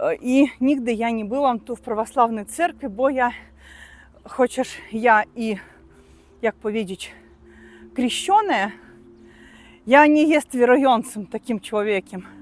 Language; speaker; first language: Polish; non-native, learner; Russian